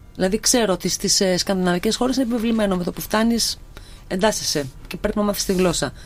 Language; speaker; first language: Greek; native; Greek